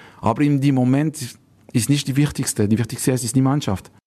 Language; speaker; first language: German; non-native, learner; French